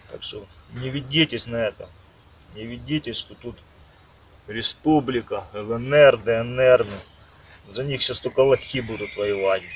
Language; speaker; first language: Russian; native; Russian